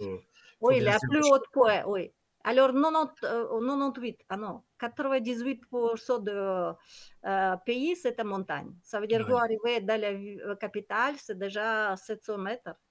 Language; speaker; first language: French; non-native, learner; Kyrgyz